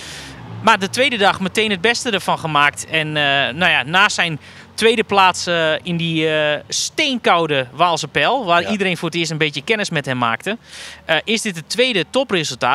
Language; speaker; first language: Dutch; native; Dutch